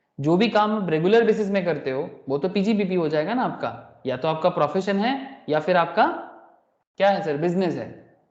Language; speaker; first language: Hindi; non-native, local second language; Bangla